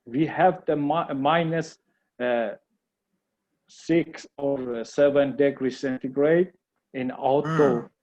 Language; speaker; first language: English; non-native, learner; Persian